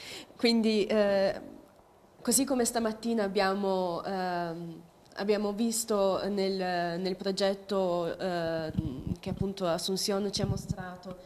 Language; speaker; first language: Italian; native; Italian